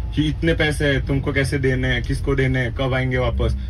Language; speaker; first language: Hindi; non-native, local second language; Marathi